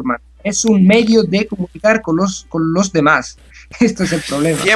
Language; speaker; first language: Spanish; non-native, fluent; Italian